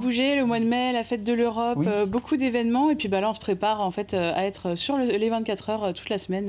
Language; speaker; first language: French; native; French